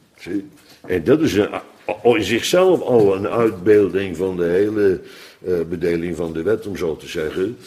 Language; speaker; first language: Dutch; native; Dutch